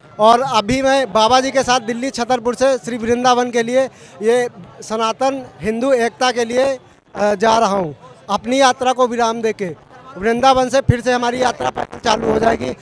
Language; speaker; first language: Hindi; native; Hindi